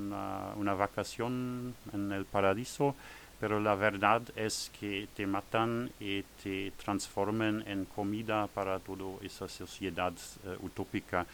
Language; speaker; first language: Spanish; non-native, learner; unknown